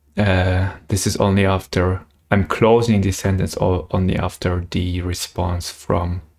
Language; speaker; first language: English; non-native, fluent; Polish